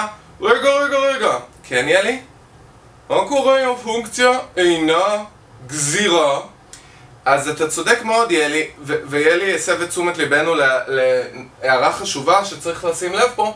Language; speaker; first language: Hebrew; native; Hebrew